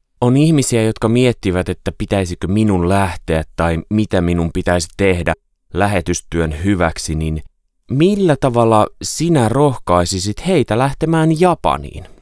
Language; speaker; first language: Finnish; native; Finnish